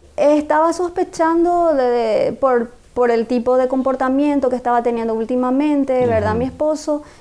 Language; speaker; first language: Spanish; native; Spanish